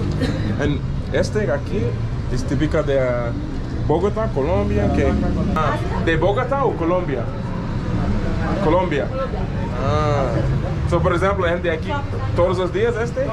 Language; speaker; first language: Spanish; non-native, learner; English